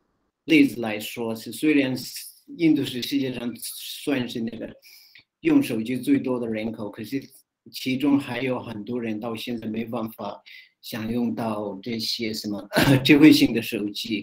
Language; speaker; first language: Chinese; non-native, fluent; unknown